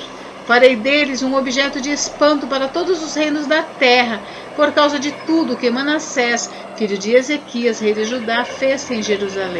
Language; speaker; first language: Portuguese; native; Portuguese